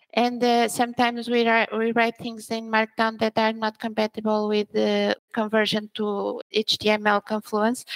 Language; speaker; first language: English; early bilingual, other home language; Portuguese